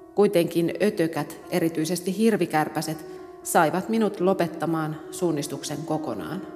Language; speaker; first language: Finnish; non-native, fluent; Portuguese